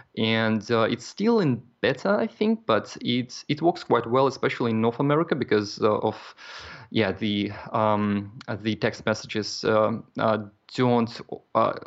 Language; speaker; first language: English; non-native, fluent; Russian